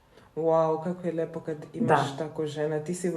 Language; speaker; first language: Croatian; non-native, fluent; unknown